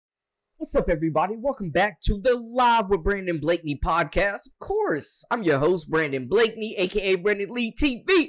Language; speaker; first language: English; native; English